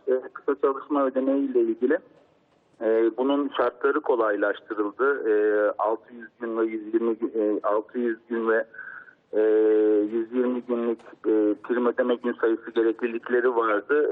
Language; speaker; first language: Turkish; native; Turkish